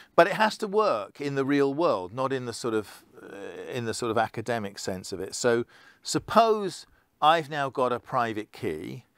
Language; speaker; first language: English; native; English